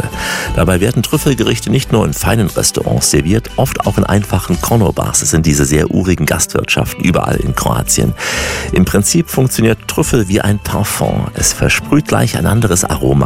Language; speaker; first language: German; native; German